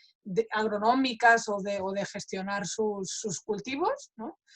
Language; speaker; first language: Catalan; non-native, fluent; Spanish